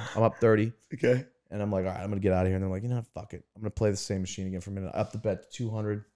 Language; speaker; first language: English; native; English